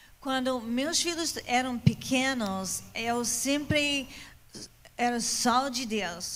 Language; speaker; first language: Portuguese; non-native, fluent; English